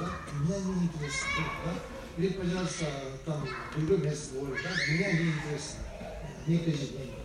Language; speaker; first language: Russian; non-native, learner; Tibetan